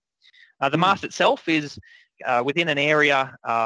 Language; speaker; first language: English; native; English